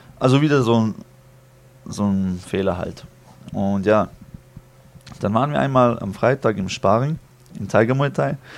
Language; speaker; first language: German; early bilingual, other home language; Chechen